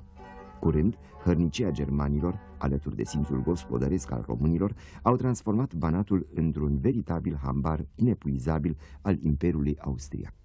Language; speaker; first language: Romanian; native; Romanian